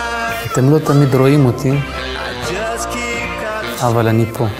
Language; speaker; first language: Hebrew; non-native, fluent; Russian